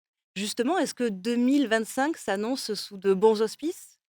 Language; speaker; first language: French; native; French